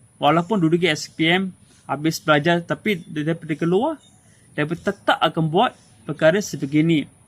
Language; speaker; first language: Malay; non-native, local second language; Tamil